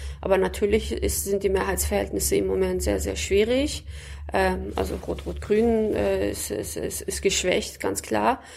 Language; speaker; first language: German; early bilingual, other home language; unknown